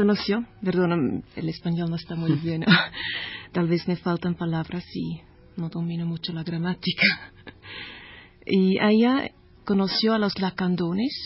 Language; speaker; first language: Spanish; non-native, learner; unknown